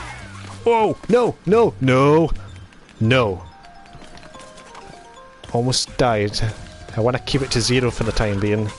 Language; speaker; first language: English; native; English